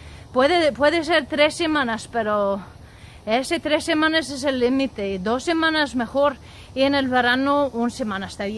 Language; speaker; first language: Spanish; non-native, learner; English